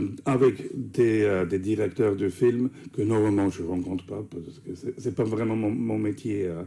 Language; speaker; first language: French; non-native, fluent; English